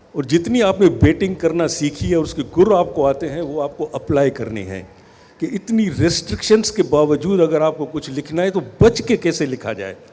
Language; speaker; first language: Urdu; non-native, local second language; Sindhi